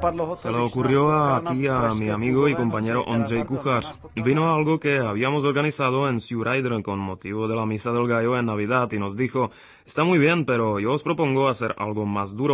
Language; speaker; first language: Spanish; native; Spanish